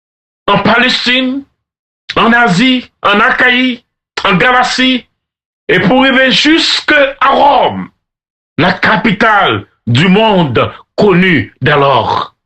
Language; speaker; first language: French; non-native, local second language; Haitian Creole